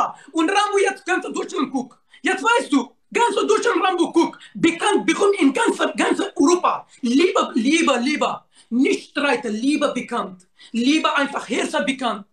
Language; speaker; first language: German; non-native, learner; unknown